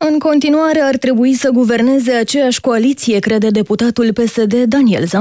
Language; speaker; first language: Romanian; native; Romanian